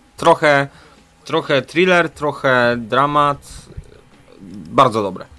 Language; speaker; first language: Polish; native; Polish